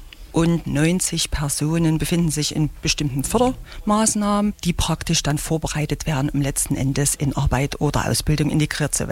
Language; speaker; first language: German; native; German